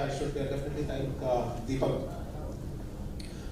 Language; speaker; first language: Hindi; non-native, local second language; Kannada